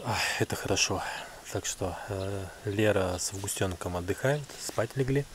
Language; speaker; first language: Russian; native; Russian